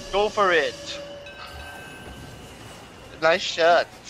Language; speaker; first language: English; non-native, local second language; French